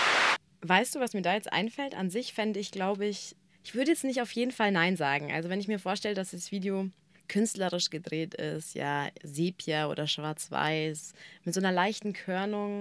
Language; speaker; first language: German; native; German